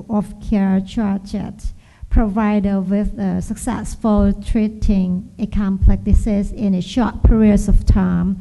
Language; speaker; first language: English; non-native, learner; Thai